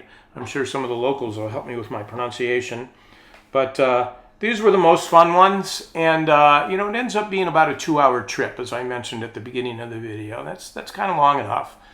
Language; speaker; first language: English; native; English